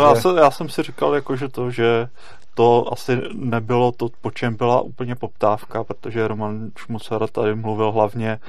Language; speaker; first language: Czech; native; Czech